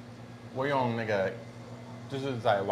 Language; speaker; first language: Chinese; non-native, fluent; English